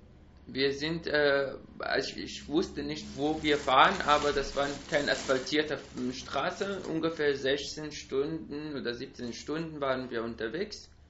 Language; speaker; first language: German; non-native, learner; Persian